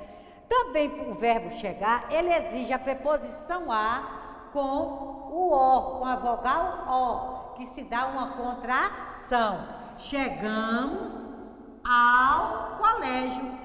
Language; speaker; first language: Portuguese; native; Portuguese